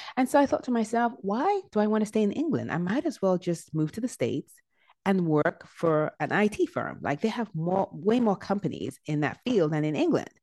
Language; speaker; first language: English; native; English